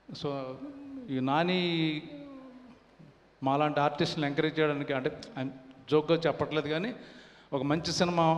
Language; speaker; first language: Telugu; native; Telugu